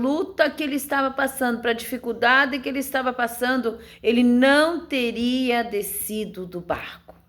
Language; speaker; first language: Portuguese; native; Portuguese